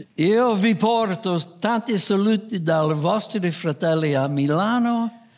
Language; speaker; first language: Italian; non-native, fluent; English